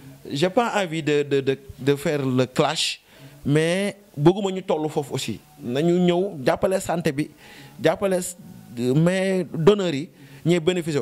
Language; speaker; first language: French; non-native, local second language; Wolof